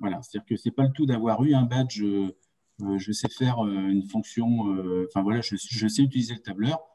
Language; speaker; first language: French; native; French